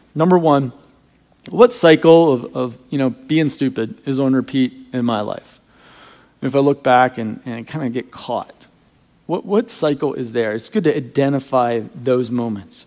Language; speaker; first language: English; native; English